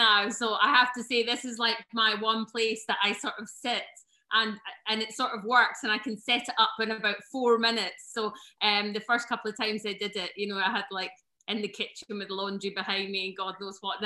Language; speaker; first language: English; native; English